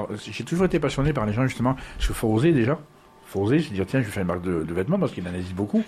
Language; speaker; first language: French; native; French